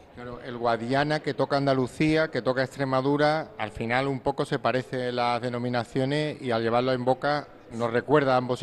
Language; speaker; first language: Spanish; native; Spanish